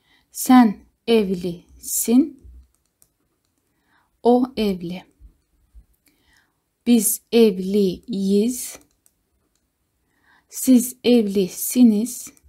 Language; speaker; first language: Turkish; non-native, fluent; Kazakh